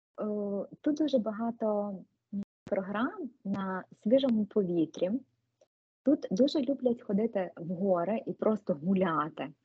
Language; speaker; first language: Ukrainian; native; Ukrainian